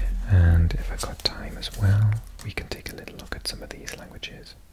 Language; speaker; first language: English; native; English